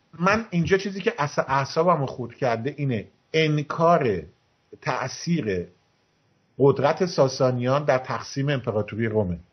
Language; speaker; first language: Persian; native; Persian